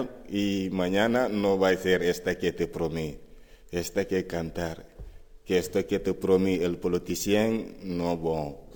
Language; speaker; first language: Spanish; non-native, learner; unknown